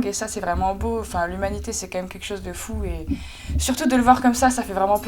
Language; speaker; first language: French; native; French